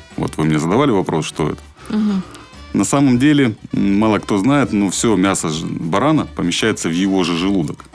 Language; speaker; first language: Russian; native; Russian